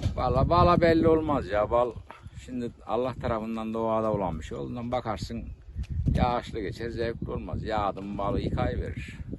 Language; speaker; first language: Turkish; native; Turkish